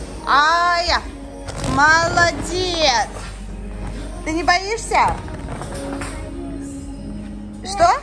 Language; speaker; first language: Russian; native; Russian